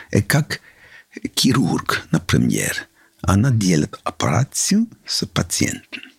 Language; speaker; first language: Russian; non-native, learner; English